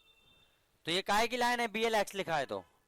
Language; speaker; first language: Hindi; native; Hindi